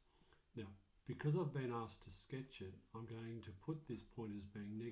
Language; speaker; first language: English; native; English